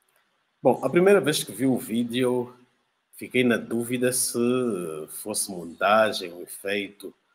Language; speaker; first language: Portuguese; native; Portuguese